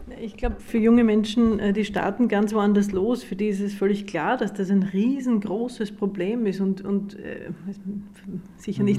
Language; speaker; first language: German; native; German